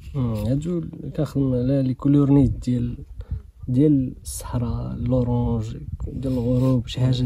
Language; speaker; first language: Arabic; native; Arabic